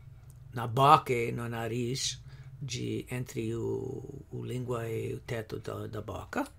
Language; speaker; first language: Portuguese; non-native, fluent; English